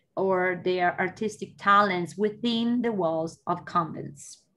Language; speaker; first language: English; non-native, fluent; Italian